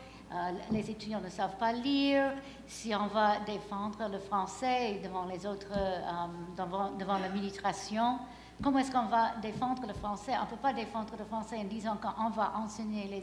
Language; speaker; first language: French; non-native, fluent; English